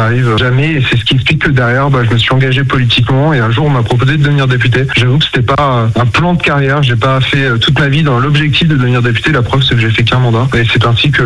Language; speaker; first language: French; native; French